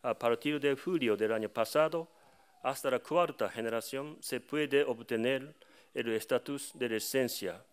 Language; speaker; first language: Spanish; non-native, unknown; Japanese